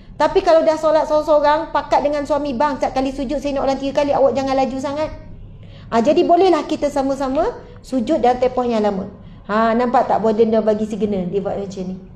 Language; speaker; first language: Malay; native; Malay